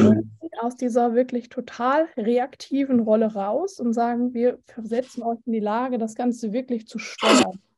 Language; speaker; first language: German; native; German